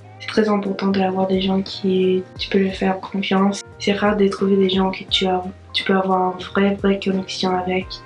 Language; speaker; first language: French; non-native, fluent; English